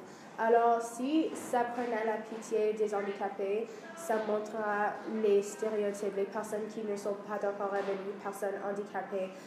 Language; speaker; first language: French; non-native, learner; English